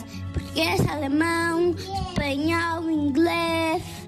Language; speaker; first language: Portuguese; early bilingual, heritage; Portuguese